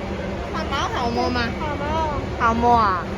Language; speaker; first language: Chinese; native; Chinese